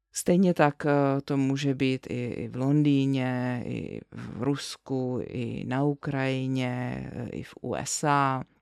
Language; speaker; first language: Czech; native; Czech